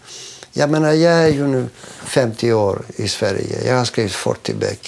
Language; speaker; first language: Swedish; non-native, fluent; Greek